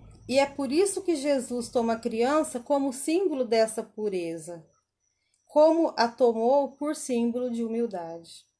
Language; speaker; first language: Portuguese; native; Portuguese